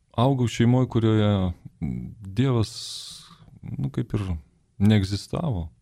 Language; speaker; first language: Lithuanian; native; Lithuanian